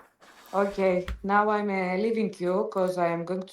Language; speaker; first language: English; non-native, learner; Greek